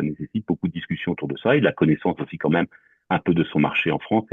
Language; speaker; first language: French; native; French